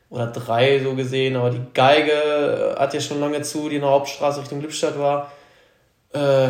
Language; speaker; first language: German; native; German